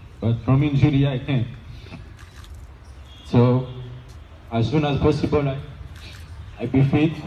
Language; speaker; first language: English; non-native, learner; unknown